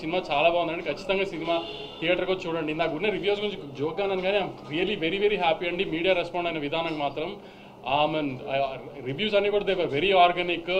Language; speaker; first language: Telugu; native; Telugu